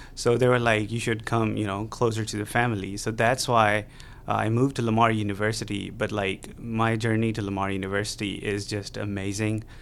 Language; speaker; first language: English; non-native, local second language; Urdu